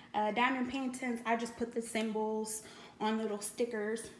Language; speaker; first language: English; native; English